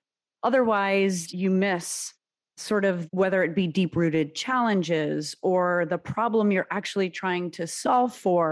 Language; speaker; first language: English; early bilingual, other home language; Serbian